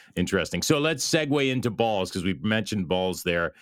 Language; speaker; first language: English; native; English